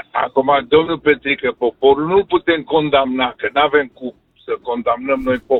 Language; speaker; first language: Romanian; native; Romanian